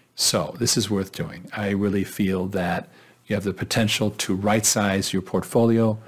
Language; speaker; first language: English; native; English